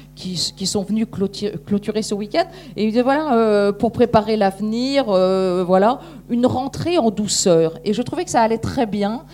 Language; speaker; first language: French; native; French